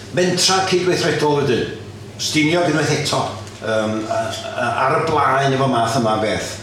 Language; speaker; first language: Welsh; native; Welsh